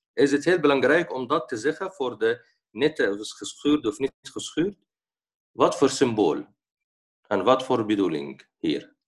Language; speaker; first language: Dutch; non-native, fluent; Arabic